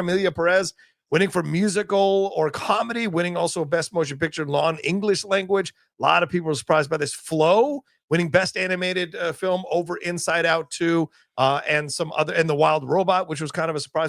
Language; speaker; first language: English; native; English